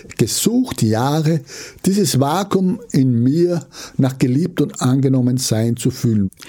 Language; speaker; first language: German; native; German